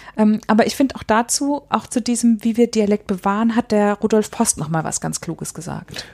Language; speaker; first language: German; native; German